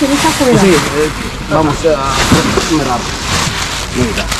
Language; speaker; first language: Spanish; non-native, learner; Filipino